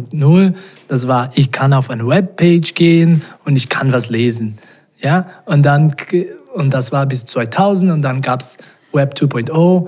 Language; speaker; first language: German; non-native, fluent; Portuguese